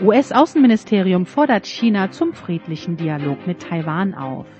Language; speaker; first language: German; native; German